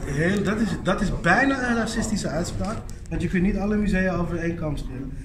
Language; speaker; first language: Dutch; native; Dutch